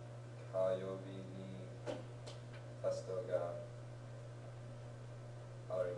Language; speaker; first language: Japanese; non-native, learner; English